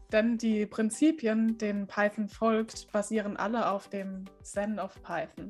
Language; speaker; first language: German; native; German